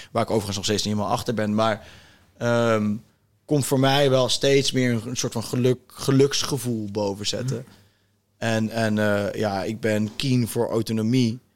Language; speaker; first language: Dutch; native; Dutch